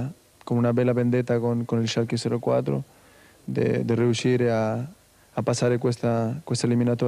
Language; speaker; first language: Italian; non-native, fluent; Spanish